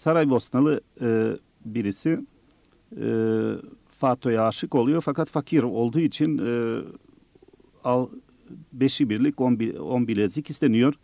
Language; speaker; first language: Turkish; early bilingual, other home language; Bosnian